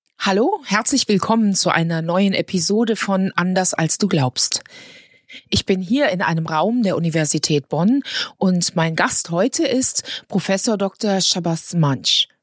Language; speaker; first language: German; native; German